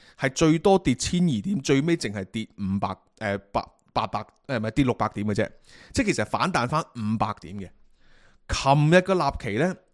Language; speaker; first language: Cantonese; native; Cantonese